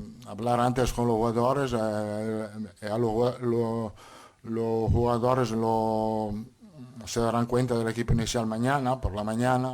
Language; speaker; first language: Spanish; non-native, fluent; Italian